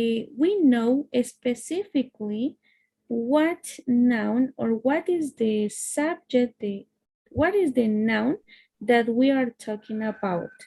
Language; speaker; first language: English; non-native, fluent; Spanish